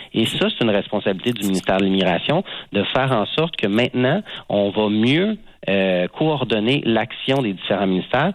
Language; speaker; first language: French; native; French